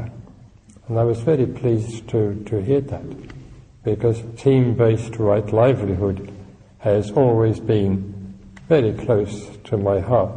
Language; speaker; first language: English; native; English